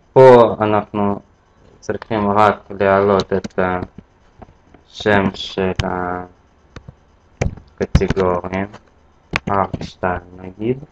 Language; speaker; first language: Hebrew; non-native, fluent; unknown